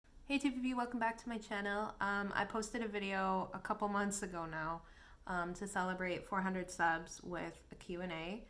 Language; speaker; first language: English; native; English